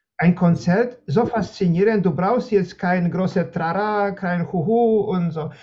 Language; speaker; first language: German; non-native, fluent; Polish